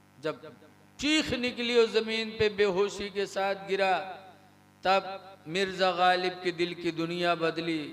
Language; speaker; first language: Hindi; native; Hindi